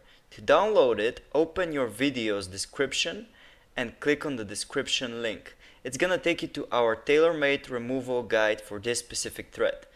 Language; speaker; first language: English; non-native, fluent; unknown